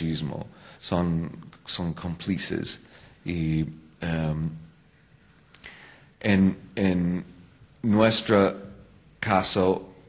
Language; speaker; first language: Spanish; non-native, fluent; English